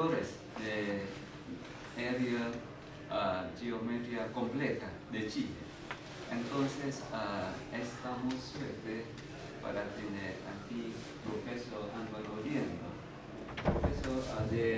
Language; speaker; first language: Spanish; non-native, learner; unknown